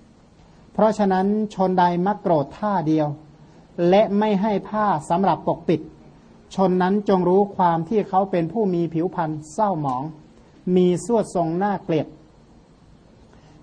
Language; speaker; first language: Thai; non-native, local second language; Khmer